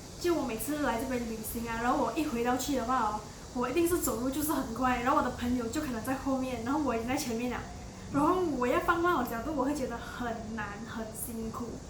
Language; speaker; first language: Chinese; native; Chinese